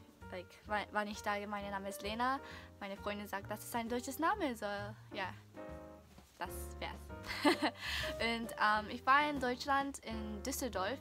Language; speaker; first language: German; non-native, learner; Japanese